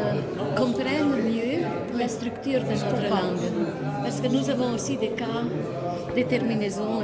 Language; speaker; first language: French; non-native, fluent; Slovenian